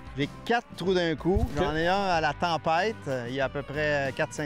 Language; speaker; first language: French; native; French